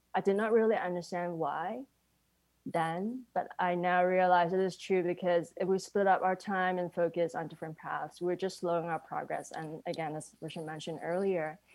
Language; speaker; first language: English; non-native, local second language; Cantonese